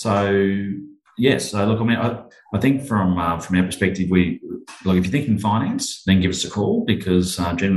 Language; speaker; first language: English; native; English